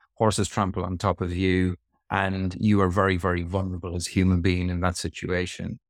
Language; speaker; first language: English; native; English